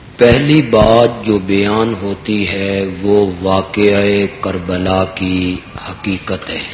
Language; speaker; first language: Urdu; non-native, local second language; Punjabi